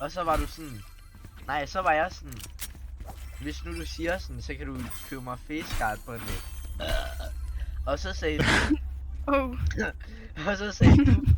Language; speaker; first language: Danish; native; Danish